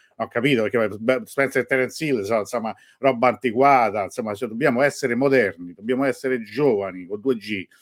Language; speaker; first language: Italian; native; Italian